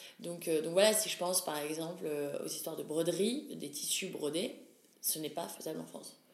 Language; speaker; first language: French; native; French